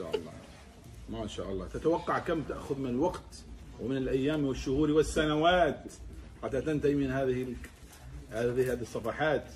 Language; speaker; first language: Arabic; native; Arabic